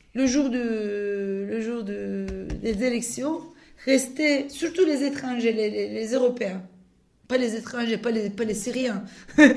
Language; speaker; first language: French; non-native, fluent; Turkish